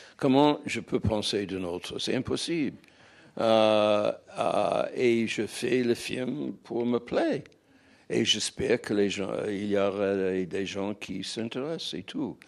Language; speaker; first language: French; non-native, fluent; English